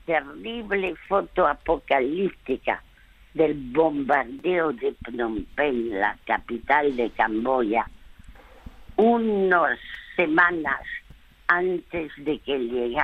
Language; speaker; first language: Spanish; early bilingual, other home language; French